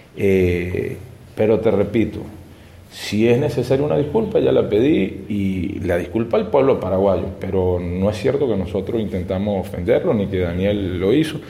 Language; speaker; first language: Spanish; native; Spanish